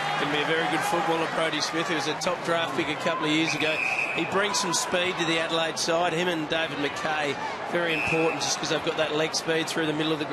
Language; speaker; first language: English; native; English